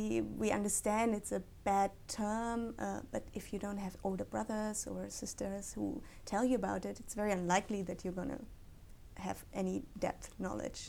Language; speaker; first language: English; non-native, fluent; German